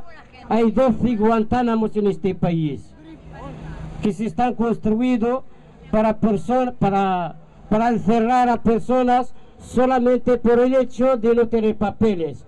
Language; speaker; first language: Spanish; non-native, fluent; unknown